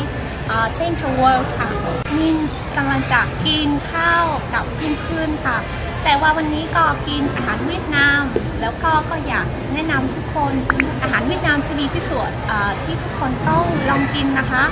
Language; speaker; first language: Thai; non-native, fluent; Vietnamese